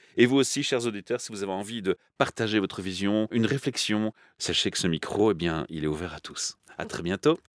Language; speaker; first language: French; native; French